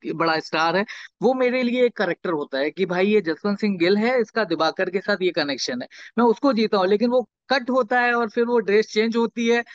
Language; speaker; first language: Hindi; native; Hindi